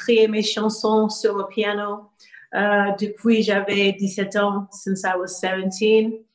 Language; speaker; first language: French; non-native, learner; English